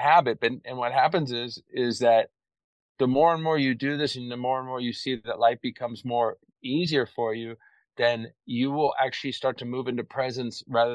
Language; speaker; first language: English; native; English